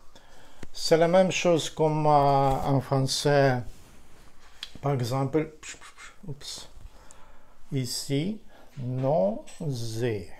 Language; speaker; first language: French; non-native, learner; Ukrainian